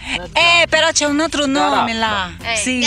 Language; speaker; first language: Italian; non-native, learner; Portuguese